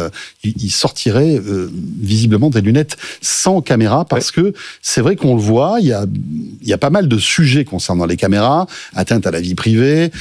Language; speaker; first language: French; native; French